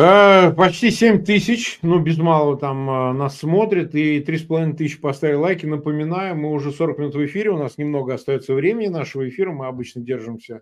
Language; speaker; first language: Russian; native; Russian